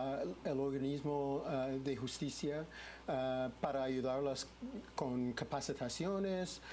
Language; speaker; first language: Spanish; non-native, fluent; English